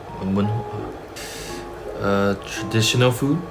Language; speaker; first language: Korean; non-native, fluent; Chinese